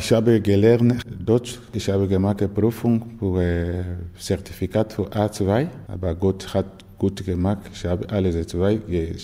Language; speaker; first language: German; non-native, learner; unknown